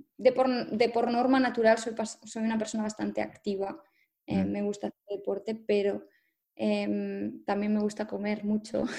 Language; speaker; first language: Spanish; native; Spanish